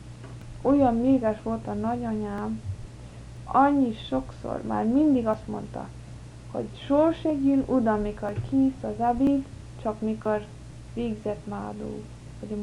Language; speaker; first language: Hungarian; early bilingual, heritage; English